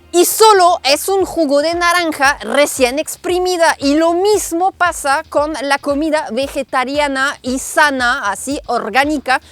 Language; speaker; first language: Spanish; non-native, fluent; French